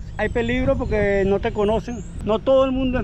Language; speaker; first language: Spanish; native; Spanish